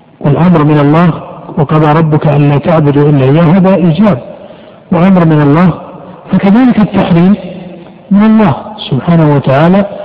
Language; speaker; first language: Arabic; native; Arabic